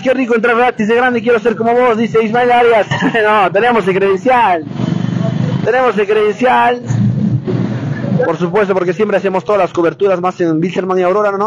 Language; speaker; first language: Spanish; native; Spanish